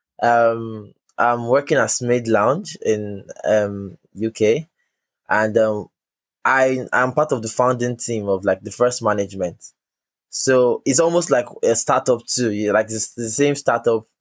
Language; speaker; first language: English; non-native, local second language; Yoruba